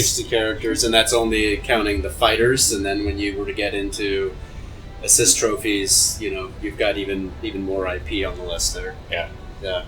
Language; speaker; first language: English; native; English